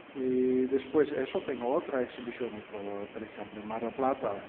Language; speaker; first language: Spanish; non-native, learner; Dutch